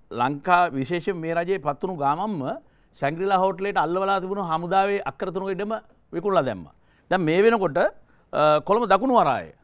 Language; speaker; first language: Sinhala; native; Sinhala